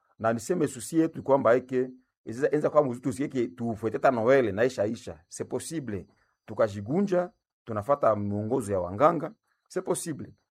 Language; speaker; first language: Swahili; non-native, local second language; Nande